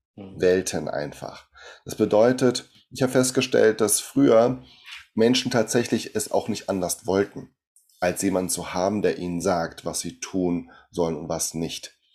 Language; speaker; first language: German; early bilingual, other home language; Portuguese